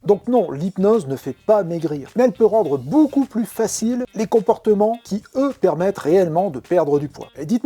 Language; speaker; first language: French; native; French